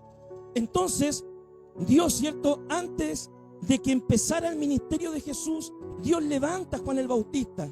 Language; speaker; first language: Spanish; native; Spanish